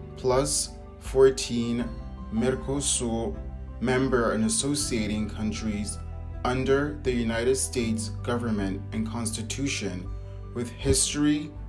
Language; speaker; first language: English; native; English